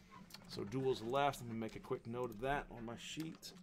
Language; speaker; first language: English; native; English